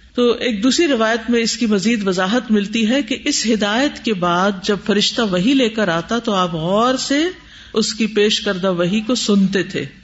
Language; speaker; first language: Urdu; native; Urdu